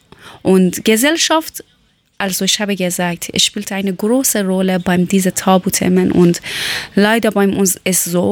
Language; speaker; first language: German; non-native, learner; Persian